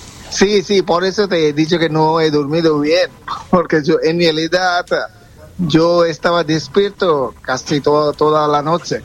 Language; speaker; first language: Spanish; non-native, fluent; Bangla